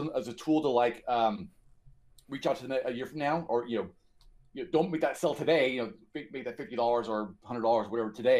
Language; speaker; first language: English; native; English